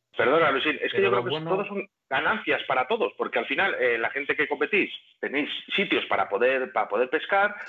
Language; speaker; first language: Spanish; native; Spanish